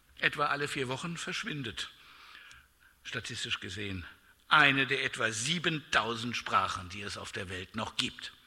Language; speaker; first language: German; native; German